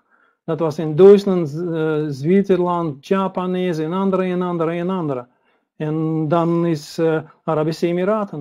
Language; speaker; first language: Dutch; non-native, learner; Russian